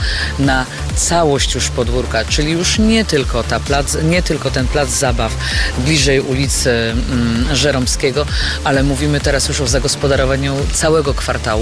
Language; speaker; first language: Polish; native; Polish